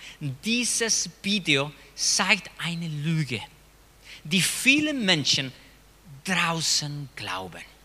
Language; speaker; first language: German; non-native, fluent; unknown